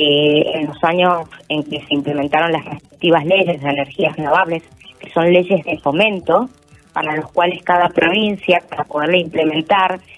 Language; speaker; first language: Spanish; native; Spanish